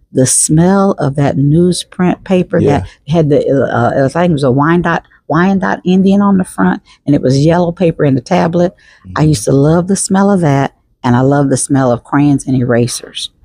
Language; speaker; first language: English; native; English